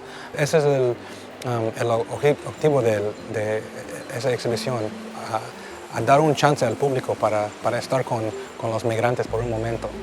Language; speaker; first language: Spanish; early bilingual, heritage; Spanish